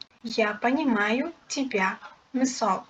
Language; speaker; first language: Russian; non-native, local second language; Uzbek